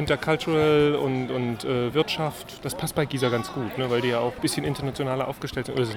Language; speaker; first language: German; native; German